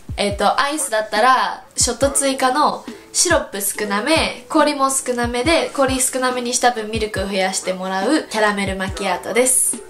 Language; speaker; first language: Japanese; early bilingual, heritage; Japanese